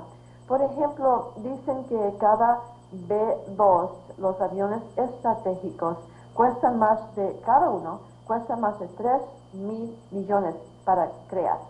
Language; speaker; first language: Spanish; early bilingual, heritage; Spanish